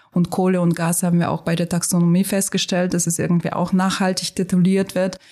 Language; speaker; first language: German; non-native, fluent; Turkish